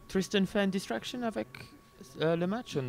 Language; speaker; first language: French; non-native, learner; English